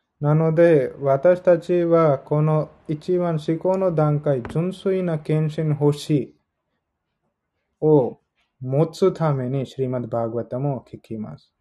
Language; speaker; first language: Japanese; non-native, learner; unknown